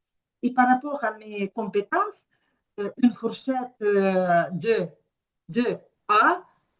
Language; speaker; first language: French; non-native, fluent; Ukrainian